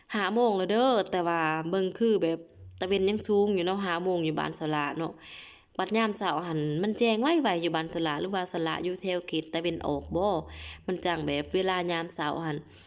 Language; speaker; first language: Lao; non-native, local second language; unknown